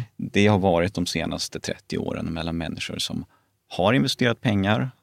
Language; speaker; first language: Swedish; native; Swedish